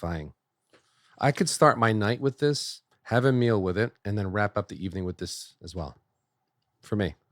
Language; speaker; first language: English; native; English